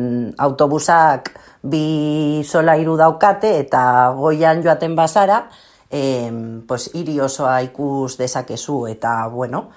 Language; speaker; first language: Basque; non-native, local second language; Spanish